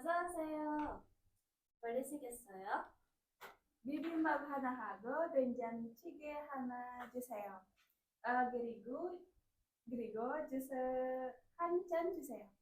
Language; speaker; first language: Korean; non-native, learner; Indonesian